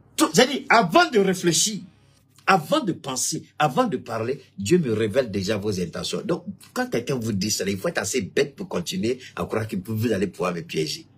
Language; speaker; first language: French; non-native, local second language; Bambara